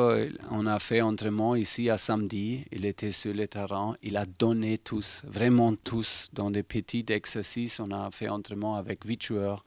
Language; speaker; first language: French; non-native, fluent; German